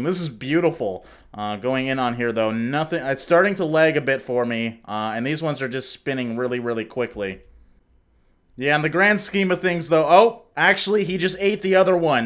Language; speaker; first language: English; native; English